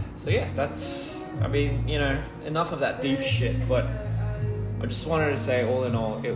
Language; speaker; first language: English; early bilingual, other home language; Korean